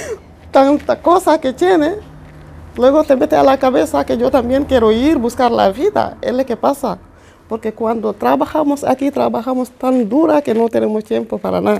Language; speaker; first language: Spanish; non-native, fluent; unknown